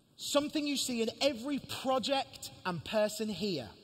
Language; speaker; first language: English; native; English